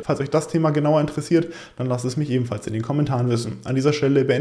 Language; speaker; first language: German; native; German